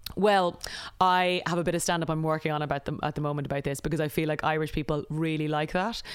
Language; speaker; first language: English; native; English